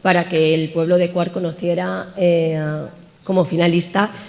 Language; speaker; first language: Spanish; non-native, local second language; Catalan